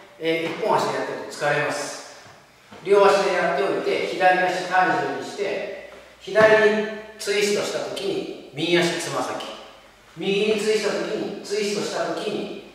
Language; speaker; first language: Japanese; native; Japanese